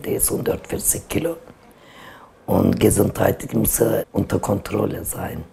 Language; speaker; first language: German; non-native, learner; Turkish